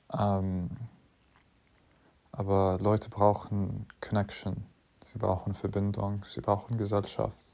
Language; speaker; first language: German; non-native, fluent; English